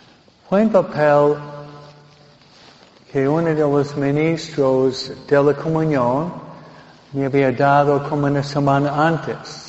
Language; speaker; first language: Spanish; non-native, fluent; English